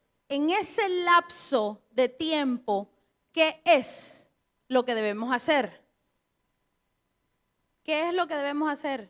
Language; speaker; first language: Spanish; native; Spanish